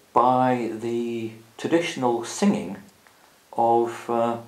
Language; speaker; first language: English; native; English